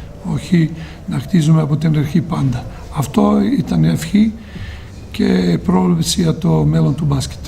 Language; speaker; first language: Greek; non-native, fluent; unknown